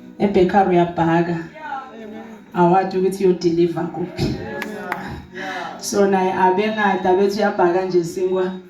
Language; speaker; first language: Zulu; non-native, local second language; Swati